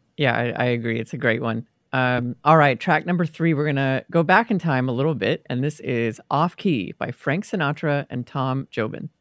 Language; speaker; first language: English; native; English